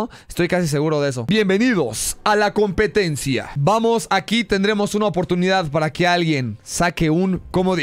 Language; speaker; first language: Spanish; native; Spanish